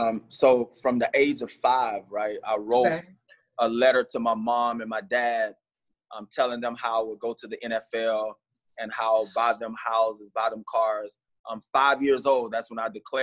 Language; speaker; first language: English; native; English